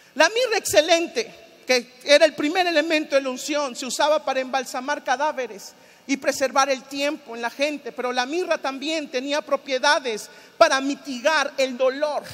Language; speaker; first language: Spanish; native; Spanish